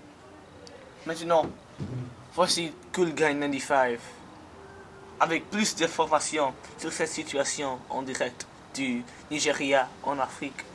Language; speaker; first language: French; non-native, learner; English